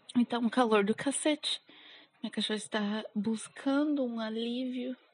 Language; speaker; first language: Portuguese; native; Portuguese